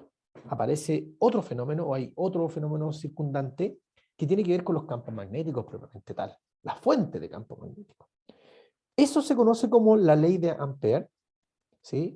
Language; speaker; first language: Spanish; native; Spanish